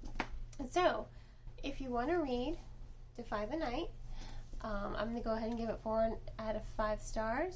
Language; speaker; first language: English; native; English